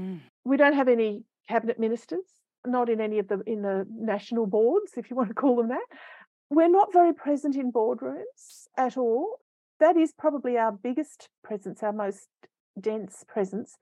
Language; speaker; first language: English; native; English